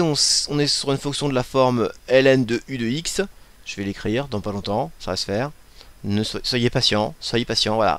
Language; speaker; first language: French; native; French